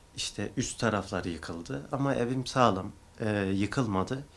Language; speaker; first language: Turkish; native; Turkish